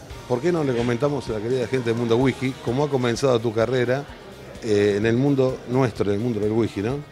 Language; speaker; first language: Spanish; native; Spanish